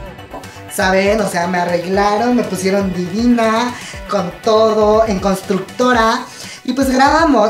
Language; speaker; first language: Spanish; native; Spanish